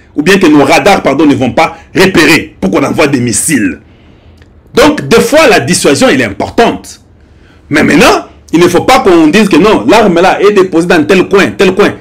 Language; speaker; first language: French; non-native, local second language; Lingala